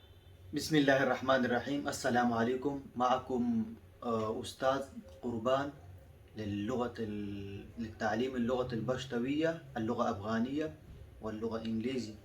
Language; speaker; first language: Arabic; non-native, fluent; Pashto